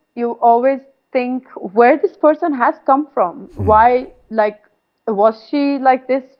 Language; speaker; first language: English; non-native, fluent; Persian